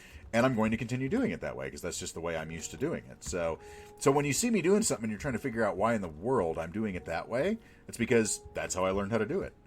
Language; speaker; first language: English; native; English